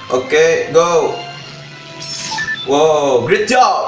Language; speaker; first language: English; non-native, learner; Indonesian